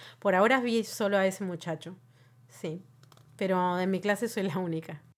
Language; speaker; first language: Spanish; native; Spanish